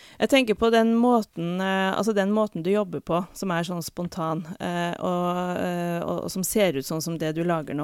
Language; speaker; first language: Norwegian; native; Norwegian